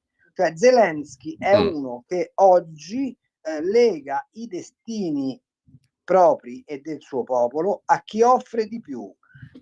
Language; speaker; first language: Italian; native; Italian